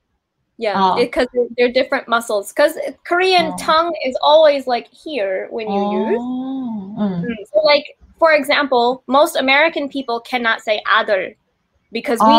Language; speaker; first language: English; non-native, fluent; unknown